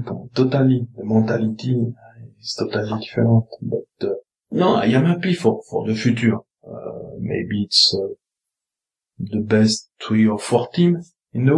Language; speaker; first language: English; non-native, learner; French